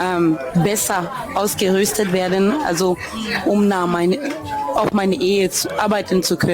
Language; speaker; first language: German; non-native, fluent; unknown